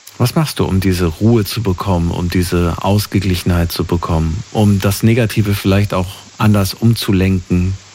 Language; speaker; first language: German; native; German